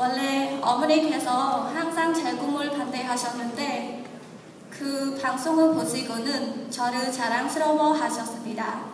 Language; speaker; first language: Korean; non-native, learner; Khmer